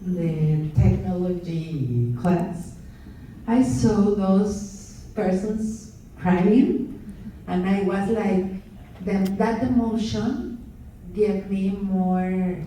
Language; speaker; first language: English; non-native, learner; Spanish